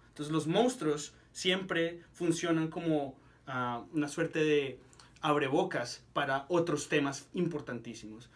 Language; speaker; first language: Spanish; native; Spanish